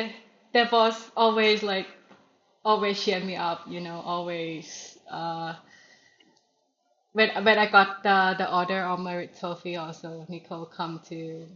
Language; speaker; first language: English; non-native, learner; Thai